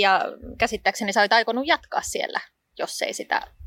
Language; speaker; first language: Finnish; native; Finnish